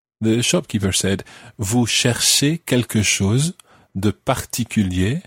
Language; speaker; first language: French; non-native, fluent; English